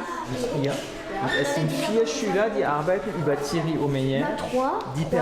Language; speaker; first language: German; non-native, fluent; French